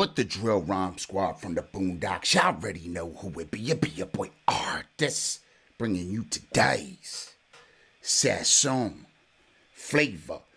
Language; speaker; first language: English; native; English